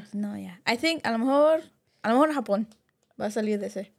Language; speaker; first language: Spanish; early bilingual, heritage; Spanish